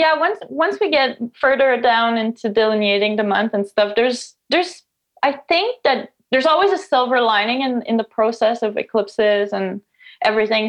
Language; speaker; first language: English; non-native, fluent; French